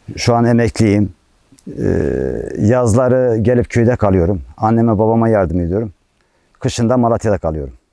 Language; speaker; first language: Turkish; native; Turkish